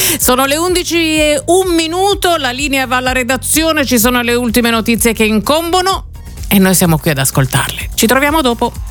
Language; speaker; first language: Italian; native; Italian